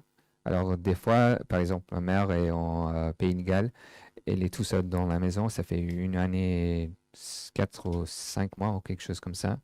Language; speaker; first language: French; non-native, fluent; English